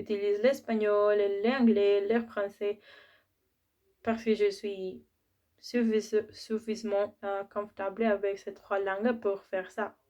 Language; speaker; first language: French; non-native, learner; Spanish